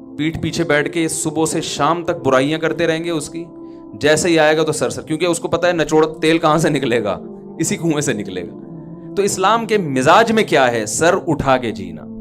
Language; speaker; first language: Urdu; native; Urdu